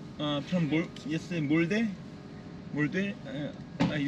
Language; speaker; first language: English; non-native, learner; Korean